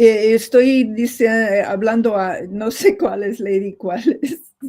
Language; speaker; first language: Spanish; non-native, fluent; English